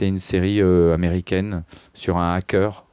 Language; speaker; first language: French; native; French